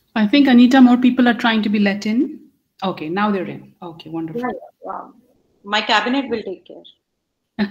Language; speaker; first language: English; non-native, local second language; Hindi